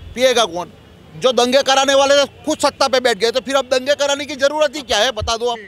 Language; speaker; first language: Hindi; non-native, local second language; Gujarati